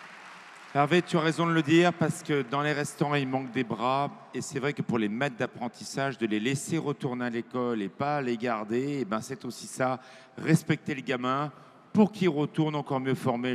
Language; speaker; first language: French; native; French